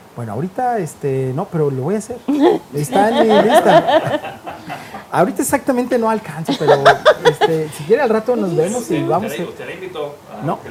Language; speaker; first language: Spanish; native; Spanish